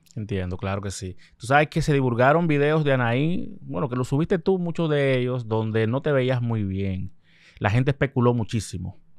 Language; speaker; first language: Spanish; native; Spanish